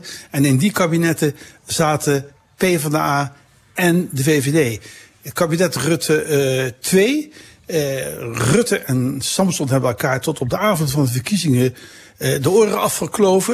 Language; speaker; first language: Dutch; native; Dutch